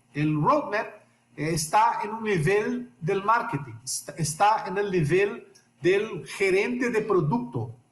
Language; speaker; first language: Spanish; non-native, fluent; Portuguese